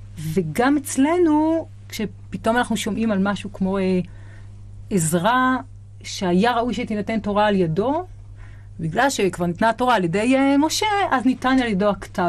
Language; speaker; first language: Hebrew; native; Hebrew